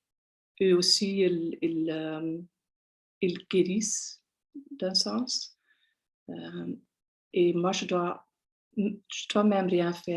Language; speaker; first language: French; non-native, local second language; Dutch